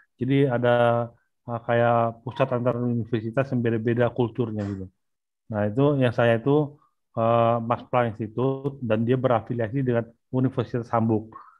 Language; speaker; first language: Indonesian; native; Indonesian